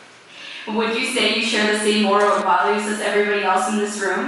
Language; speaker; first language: English; native; English